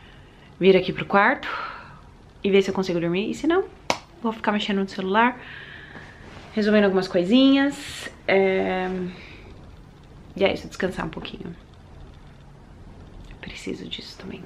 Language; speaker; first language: Portuguese; early bilingual, heritage; Portuguese